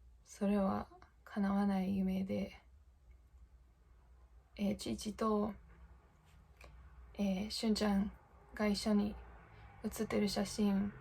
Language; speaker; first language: Japanese; non-native, fluent; English